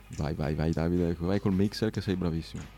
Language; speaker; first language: Italian; native; Italian